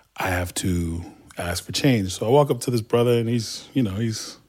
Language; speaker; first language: English; non-native, fluent; Turkish